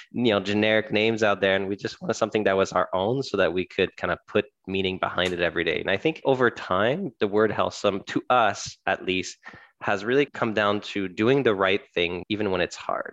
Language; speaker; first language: English; early bilingual, other home language; French